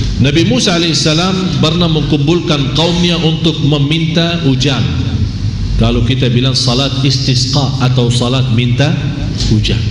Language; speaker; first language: Malay; non-native, fluent; Arabic